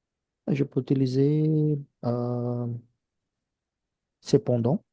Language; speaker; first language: French; non-native, fluent; Portuguese